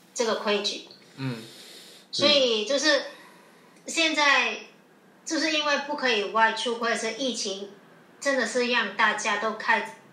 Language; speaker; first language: Chinese; non-native, local second language; Cantonese